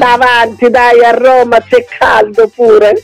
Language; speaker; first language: Italian; native; Italian